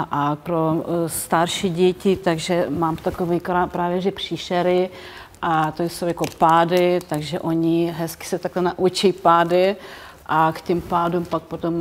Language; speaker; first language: Czech; non-native, fluent; Ukrainian